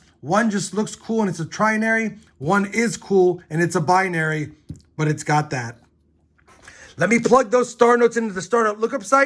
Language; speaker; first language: English; native; English